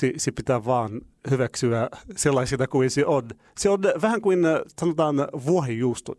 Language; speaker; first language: Finnish; non-native, learner; Arabic